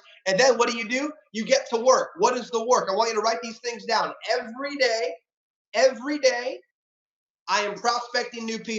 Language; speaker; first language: English; native; English